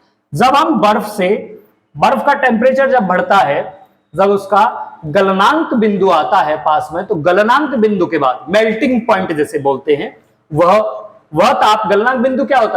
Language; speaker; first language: Hindi; native; Hindi